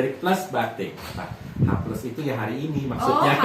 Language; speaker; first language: Indonesian; native; Indonesian